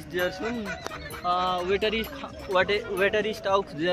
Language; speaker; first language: German; non-native, learner; Nepali